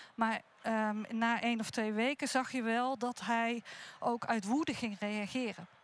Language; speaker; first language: Dutch; native; Dutch